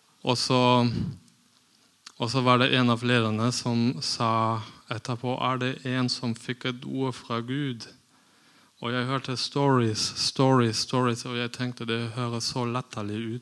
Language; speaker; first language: Norwegian; non-native, fluent; German